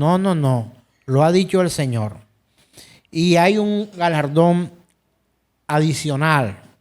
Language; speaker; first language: Spanish; native; Spanish